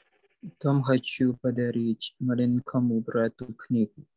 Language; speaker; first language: Russian; non-native, learner; Indonesian